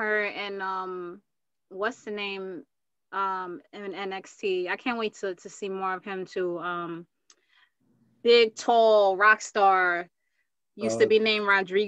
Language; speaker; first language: English; native; English